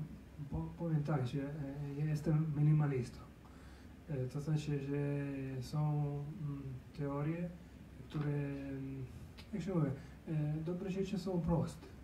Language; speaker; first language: Polish; non-native, learner; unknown